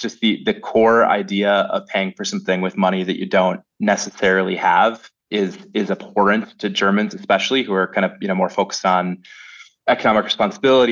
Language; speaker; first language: English; native; English